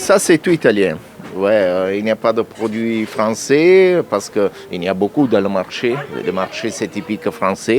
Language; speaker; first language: French; non-native, learner; Italian